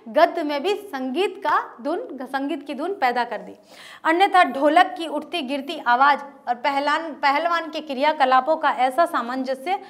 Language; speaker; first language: Hindi; native; Hindi